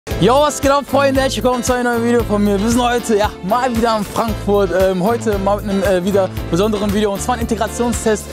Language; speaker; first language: German; early bilingual, other home language; Turkish